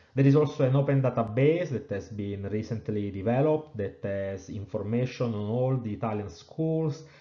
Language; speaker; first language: English; non-native, fluent; Italian